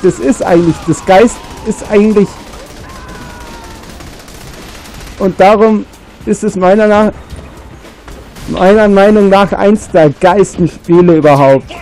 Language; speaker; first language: German; native; German